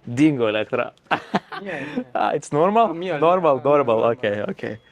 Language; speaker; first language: English; non-native, learner; Lithuanian